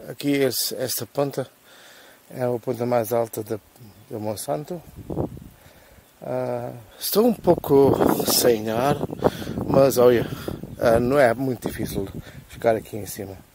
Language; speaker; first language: Portuguese; non-native, fluent; German